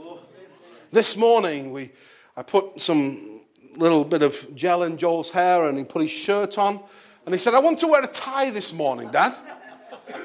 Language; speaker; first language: English; native; English